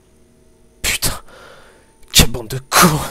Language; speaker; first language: French; native; French